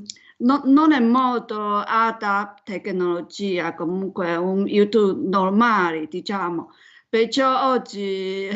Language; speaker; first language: Italian; non-native, learner; Chinese